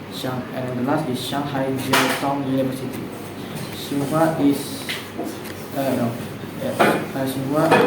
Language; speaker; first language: English; non-native, learner; Indonesian